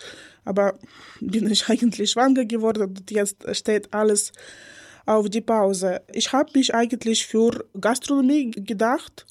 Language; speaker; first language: German; non-native, learner; Ukrainian